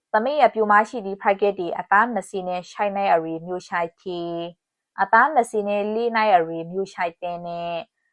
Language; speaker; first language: Burmese; native; Burmese